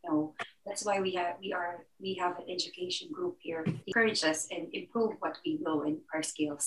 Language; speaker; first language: English; non-native, local second language; Filipino